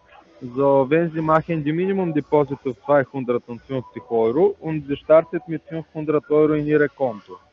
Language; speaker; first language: German; non-native, learner; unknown